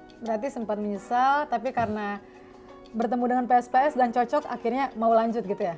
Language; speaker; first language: Indonesian; native; Indonesian